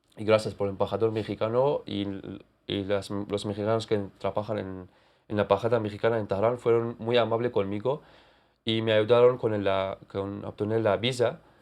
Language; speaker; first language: Spanish; non-native, fluent; Kurdish